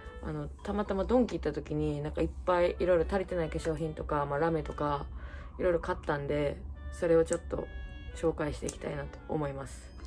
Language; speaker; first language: Japanese; native; Japanese